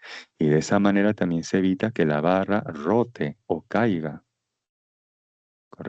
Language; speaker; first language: Spanish; native; Spanish